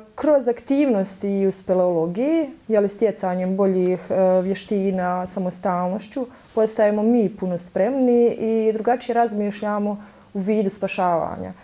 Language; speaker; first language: Bosnian; native; Bosnian